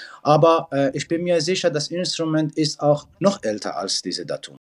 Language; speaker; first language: German; non-native, fluent; Persian